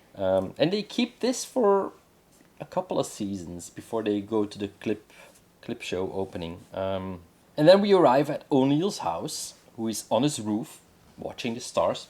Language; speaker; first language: English; non-native, fluent; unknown